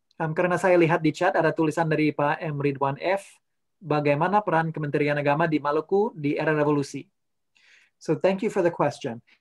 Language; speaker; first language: Indonesian; non-native, fluent; English